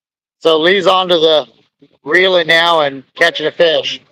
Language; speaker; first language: English; native; English